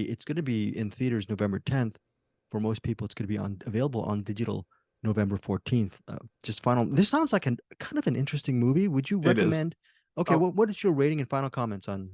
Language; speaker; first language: English; native; English